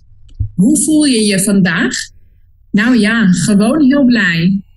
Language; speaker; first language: Dutch; non-native, learner; Spanish